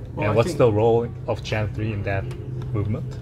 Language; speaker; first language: English; non-native, fluent; Korean